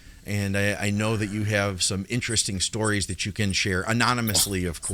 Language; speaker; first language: English; native; English